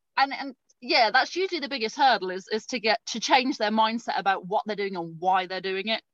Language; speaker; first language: English; native; English